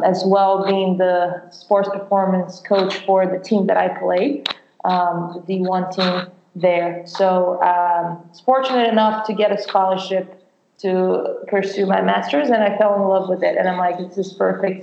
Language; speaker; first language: English; non-native, fluent; Portuguese